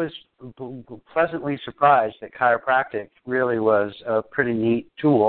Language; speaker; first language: English; native; English